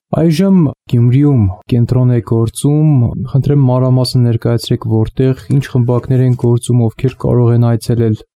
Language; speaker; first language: Armenian; native; Armenian